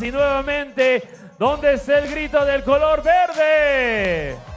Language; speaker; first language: Spanish; native; Spanish